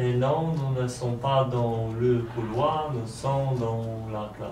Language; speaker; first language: French; non-native, learner; Polish